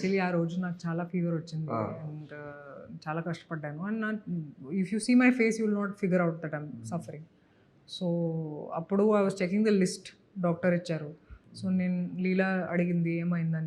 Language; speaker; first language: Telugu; non-native, local second language; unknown